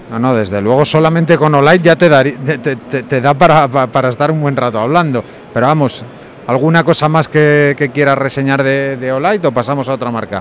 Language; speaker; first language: Spanish; native; Spanish